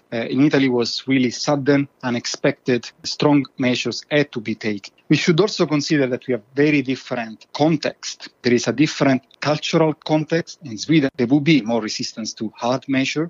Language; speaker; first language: English; non-native, fluent; Italian